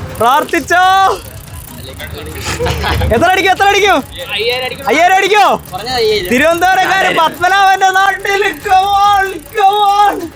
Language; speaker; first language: Malayalam; native; Malayalam